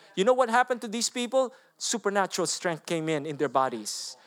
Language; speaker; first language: English; non-native, local second language; Filipino